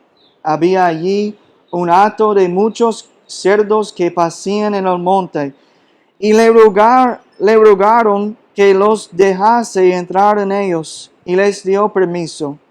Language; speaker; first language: Spanish; non-native, fluent; English